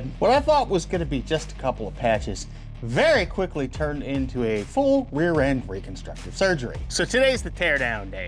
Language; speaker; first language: English; native; English